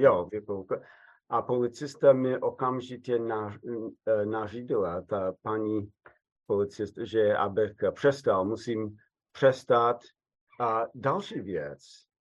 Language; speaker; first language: Czech; non-native, fluent; English